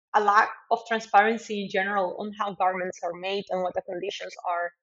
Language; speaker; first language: English; non-native, fluent; Spanish